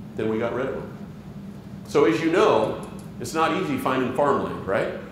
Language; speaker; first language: English; native; English